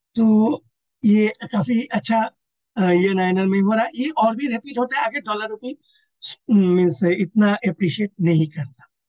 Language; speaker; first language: Hindi; non-native, local second language; Assamese